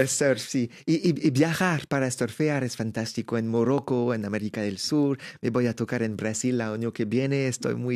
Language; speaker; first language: Spanish; non-native, learner; French